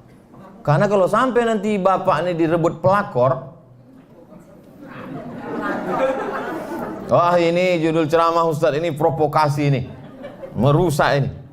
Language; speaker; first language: Indonesian; native; Indonesian